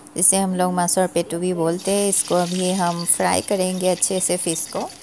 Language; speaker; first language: Hindi; non-native, local second language; Assamese